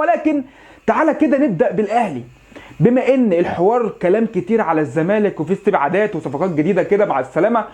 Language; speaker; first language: Arabic; native; Arabic